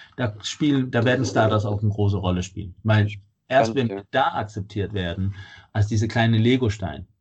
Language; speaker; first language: German; non-native, fluent; Danish